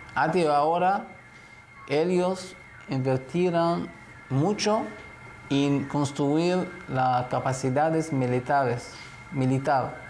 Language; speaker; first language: Spanish; non-native, fluent; Hebrew